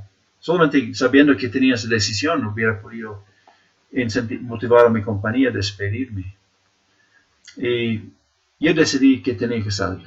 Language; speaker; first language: Spanish; non-native, fluent; English